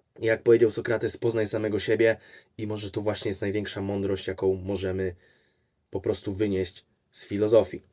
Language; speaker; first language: Polish; native; Polish